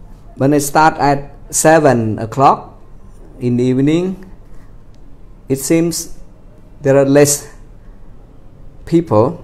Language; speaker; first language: English; non-native, fluent; Khmer